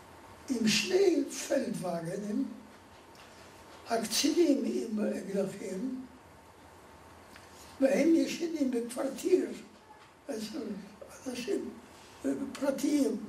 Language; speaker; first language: Hebrew; non-native, fluent; Polish